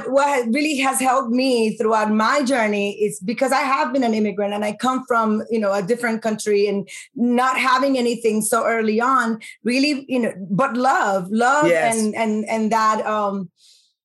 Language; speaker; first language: English; early bilingual, other home language; Spanish